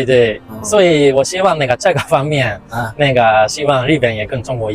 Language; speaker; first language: Chinese; non-native, fluent; Japanese